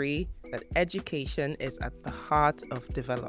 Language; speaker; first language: English; non-native, local second language; Igbo